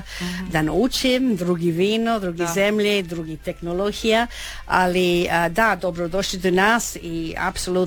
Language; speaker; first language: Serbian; non-native, learner; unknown